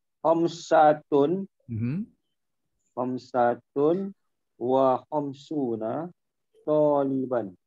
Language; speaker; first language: Arabic; non-native, learner; Malay